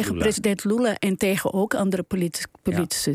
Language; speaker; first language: Dutch; non-native, fluent; Portuguese